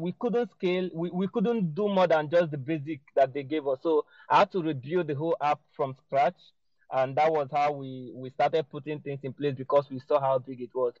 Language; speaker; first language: English; non-native, local second language; Igbo